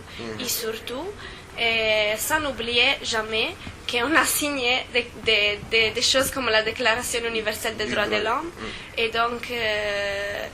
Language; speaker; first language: French; non-native, fluent; Italian